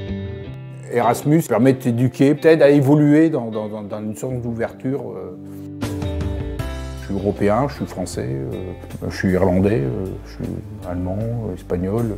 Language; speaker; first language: French; native; French